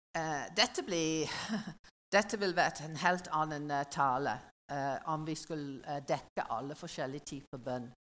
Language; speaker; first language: Norwegian; non-native, learner; English